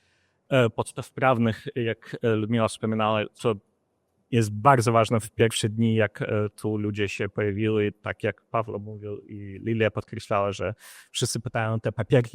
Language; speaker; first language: Polish; non-native, fluent; Ukrainian